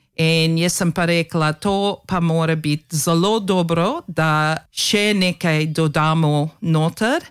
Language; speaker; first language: Slovenian; early bilingual, heritage; Slovenian